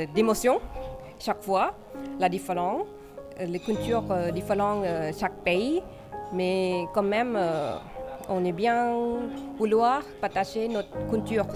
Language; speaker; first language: French; non-native, fluent; Thai